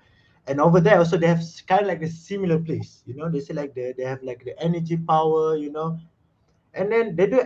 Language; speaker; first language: English; non-native, local second language; Malay